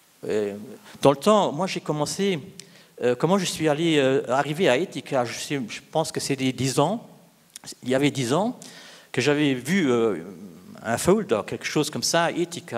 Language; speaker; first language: French; non-native, local second language; Luxembourgish